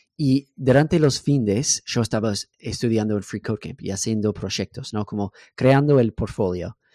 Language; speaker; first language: Spanish; non-native, fluent; English